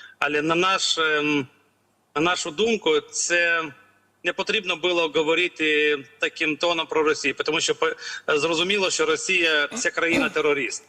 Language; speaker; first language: Ukrainian; non-native, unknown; Lithuanian